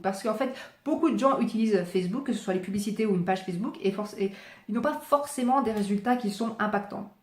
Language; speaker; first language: French; native; French